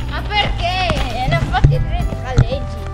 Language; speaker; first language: Italian; native; Italian